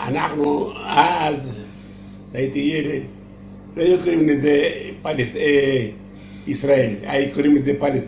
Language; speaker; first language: Hebrew; non-native, learner; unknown